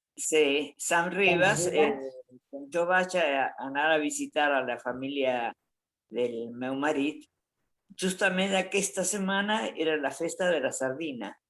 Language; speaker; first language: Catalan; non-native, fluent; Spanish